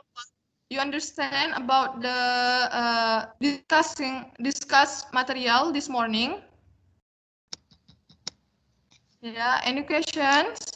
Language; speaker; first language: English; non-native, learner; Indonesian